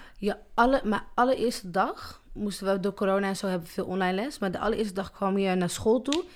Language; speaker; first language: Dutch; early bilingual, other home language; Arabic